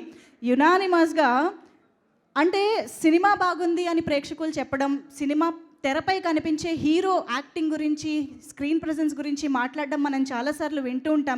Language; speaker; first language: Telugu; native; Telugu